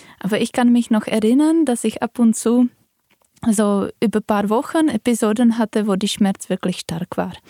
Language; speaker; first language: German; non-native, fluent; Czech